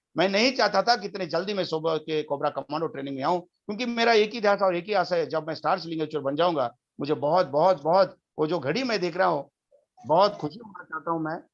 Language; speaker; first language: Hindi; non-native, local second language; Kannada